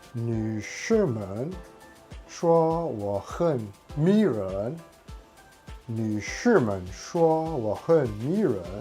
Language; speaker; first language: Chinese; non-native, learner; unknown